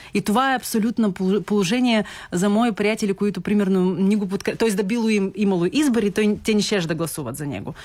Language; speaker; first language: Bulgarian; early bilingual, heritage; Bulgarian